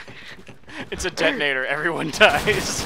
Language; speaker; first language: English; native; English